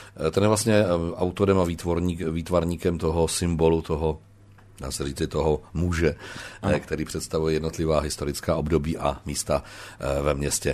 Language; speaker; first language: Czech; native; Czech